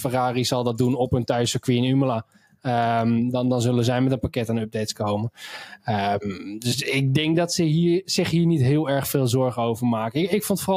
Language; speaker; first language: Dutch; native; Dutch